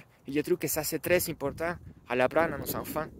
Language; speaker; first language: French; non-native, learner; Spanish